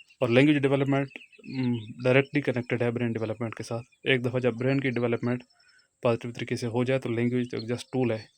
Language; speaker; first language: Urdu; non-native, local second language; Punjabi